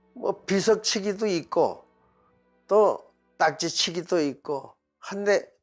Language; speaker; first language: Korean; native; Korean